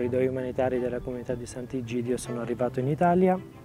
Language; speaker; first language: Italian; non-native, fluent; Arabic